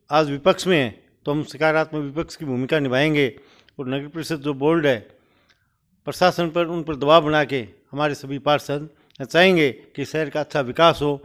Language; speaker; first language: Hindi; native; Hindi